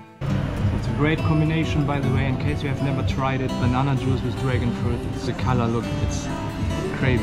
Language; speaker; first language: English; non-native, fluent; German